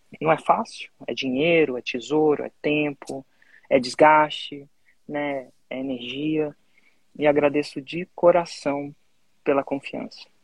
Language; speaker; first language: Portuguese; native; Portuguese